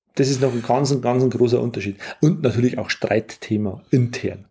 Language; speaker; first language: German; native; German